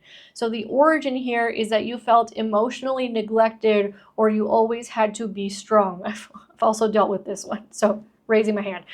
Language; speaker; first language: English; native; English